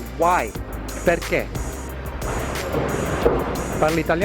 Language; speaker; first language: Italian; non-native, learner; English